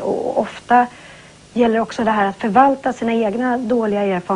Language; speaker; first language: Swedish; native; Swedish